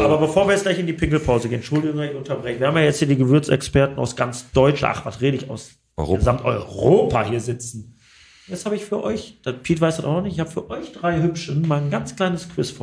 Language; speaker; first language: German; native; German